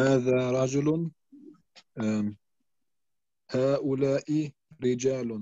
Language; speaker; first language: Arabic; non-native, learner; German